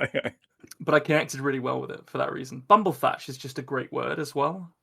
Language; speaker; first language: English; native; English